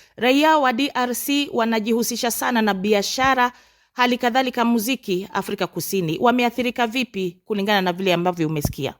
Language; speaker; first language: Swahili; non-native, local second language; Kikuyu